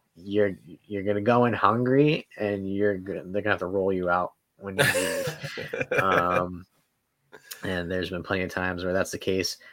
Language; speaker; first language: English; native; English